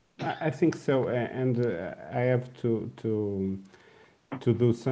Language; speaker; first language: English; non-native, learner; Portuguese